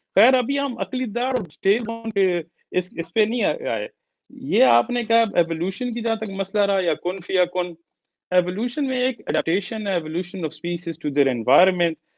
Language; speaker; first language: Urdu; early bilingual, heritage; Urdu